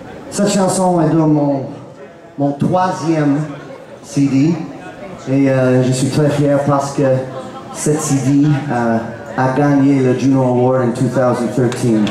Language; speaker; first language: French; non-native, learner; English